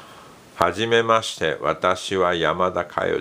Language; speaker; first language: Japanese; non-native, fluent; English